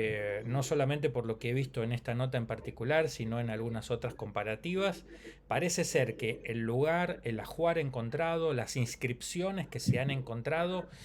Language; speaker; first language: Spanish; native; Spanish